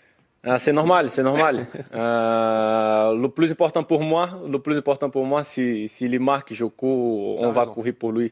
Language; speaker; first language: French; non-native, learner; Portuguese